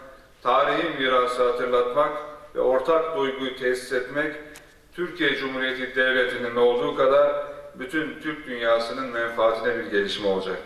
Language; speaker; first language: Turkish; native; Turkish